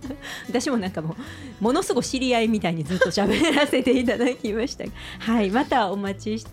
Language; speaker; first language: Japanese; native; Japanese